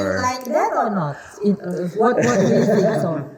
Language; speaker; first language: English; non-native, learner; Indonesian